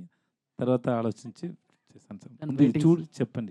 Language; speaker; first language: Telugu; non-native, learner; Tamil